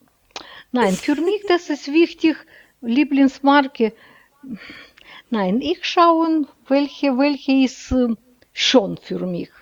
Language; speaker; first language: German; non-native, learner; Russian